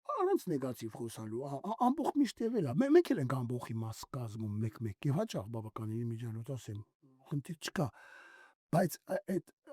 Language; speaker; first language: Armenian; native; Armenian